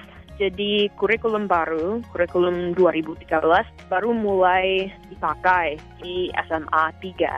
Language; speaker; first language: Indonesian; non-native, fluent; English